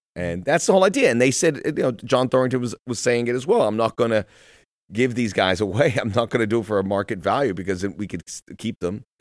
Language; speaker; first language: English; early bilingual, other home language; Spanish